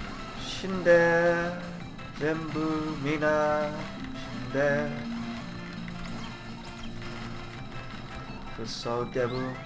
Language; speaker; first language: Japanese; non-native, learner; English